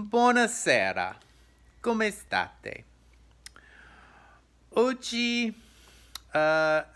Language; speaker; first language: Italian; non-native, learner; English